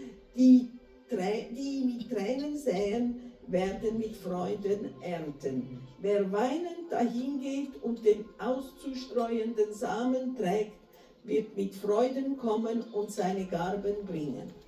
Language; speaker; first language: German; non-native, fluent; Portuguese